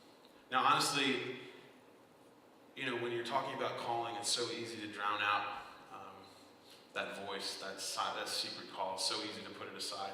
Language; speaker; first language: English; native; English